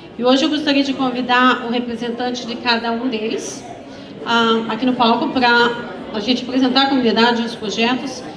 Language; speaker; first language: Portuguese; native; Portuguese